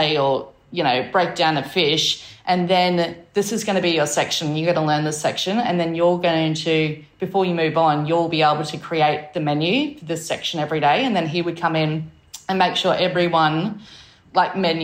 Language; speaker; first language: English; native; English